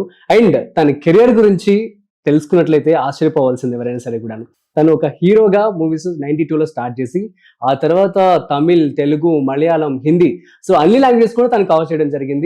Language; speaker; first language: Telugu; native; Telugu